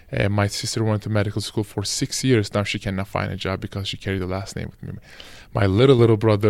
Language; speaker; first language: English; non-native, fluent; Turkish